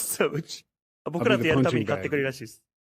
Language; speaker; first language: Japanese; native; Japanese